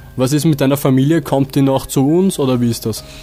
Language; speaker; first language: German; native; German